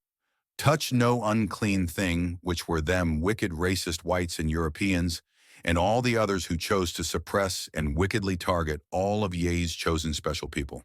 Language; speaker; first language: English; native; English